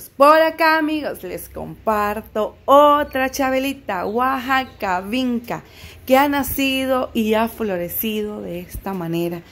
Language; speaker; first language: Spanish; native; Spanish